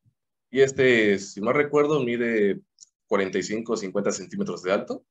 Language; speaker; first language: Spanish; native; Spanish